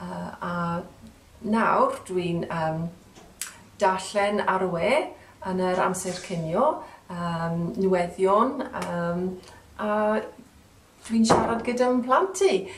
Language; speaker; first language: Welsh; non-native, learner; English